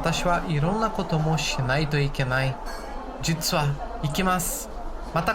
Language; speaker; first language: Japanese; non-native, learner; Portuguese